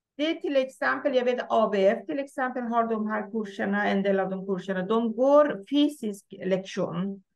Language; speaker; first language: Swedish; non-native, fluent; Persian